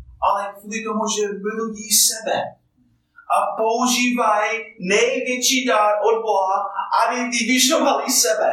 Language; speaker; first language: Czech; non-native, fluent; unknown